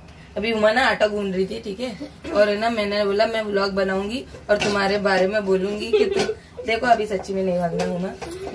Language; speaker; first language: Hindi; native; Hindi